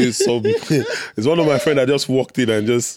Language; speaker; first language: English; non-native, local second language; Igbo